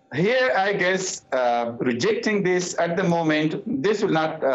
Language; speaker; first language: English; non-native, fluent; Persian